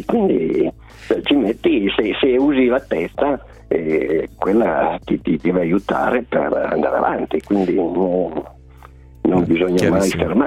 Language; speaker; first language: Italian; native; Italian